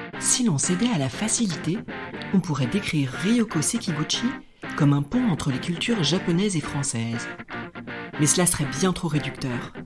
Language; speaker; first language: French; native; French